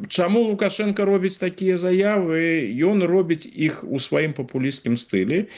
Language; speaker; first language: Belarusian; non-native, local second language; Russian